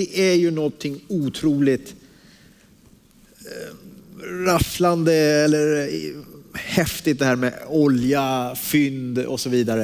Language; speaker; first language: Swedish; native; Swedish